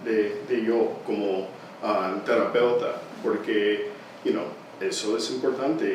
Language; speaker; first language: Spanish; early bilingual, heritage; English